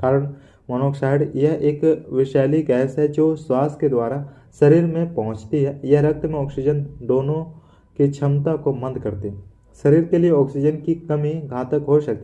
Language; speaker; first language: Hindi; native; Hindi